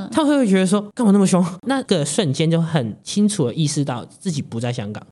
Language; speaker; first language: Chinese; non-native, local second language; Cantonese